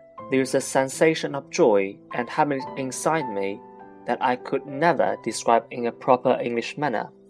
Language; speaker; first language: English; non-native, fluent; Chinese